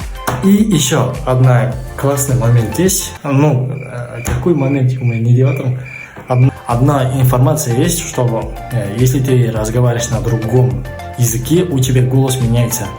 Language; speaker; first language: Russian; non-native, local second language; Kazakh